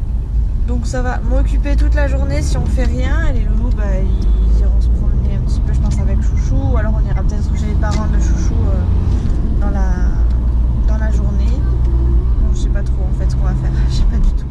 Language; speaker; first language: French; native; French